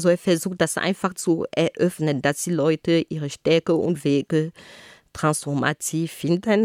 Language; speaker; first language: German; non-native, fluent; Ghomala